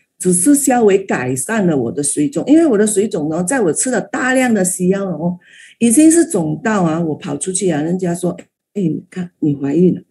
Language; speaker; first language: Chinese; native; Chinese